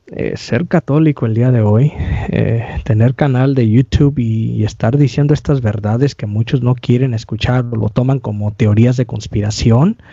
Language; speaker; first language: Spanish; native; Spanish